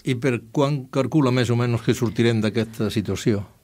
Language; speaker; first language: Spanish; native; Spanish